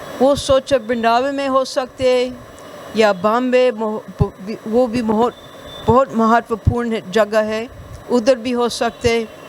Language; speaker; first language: Hindi; non-native, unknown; English